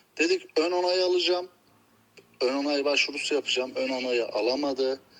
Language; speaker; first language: Turkish; native; Turkish